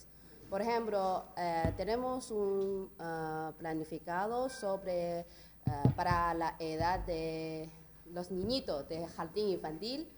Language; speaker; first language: Spanish; non-native, learner; Chinese